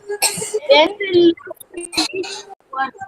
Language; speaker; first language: English; non-native, learner; Tamil